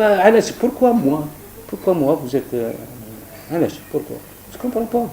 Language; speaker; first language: French; non-native, local second language; Arabic